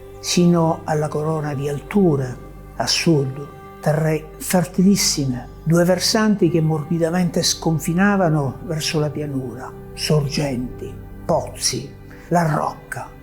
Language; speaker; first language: Italian; native; Italian